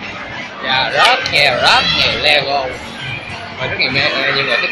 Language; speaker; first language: Vietnamese; early bilingual, heritage; Vietnamese